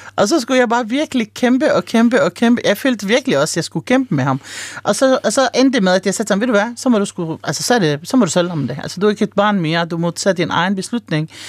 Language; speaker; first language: Danish; early bilingual, other home language; Arabic